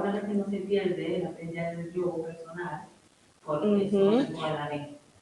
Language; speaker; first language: Spanish; native; Spanish